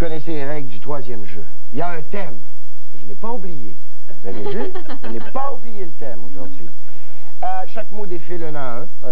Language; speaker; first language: French; native; French